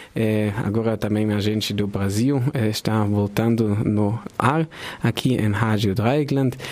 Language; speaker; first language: Portuguese; non-native, fluent; German